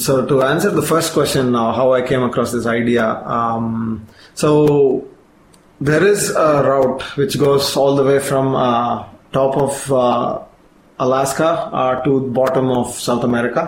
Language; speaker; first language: English; non-native, local second language; Kannada